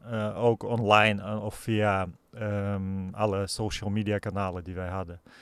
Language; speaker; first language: Dutch; non-native, fluent; Russian